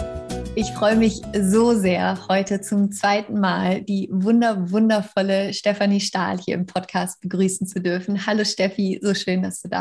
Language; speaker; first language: German; native; German